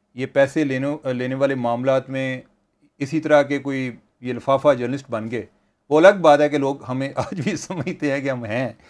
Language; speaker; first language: Urdu; non-native, local second language; Punjabi